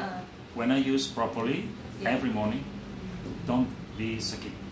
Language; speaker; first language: English; non-native, learner; Italian